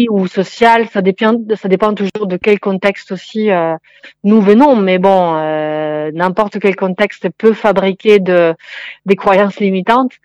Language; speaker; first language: French; non-native, fluent; Italian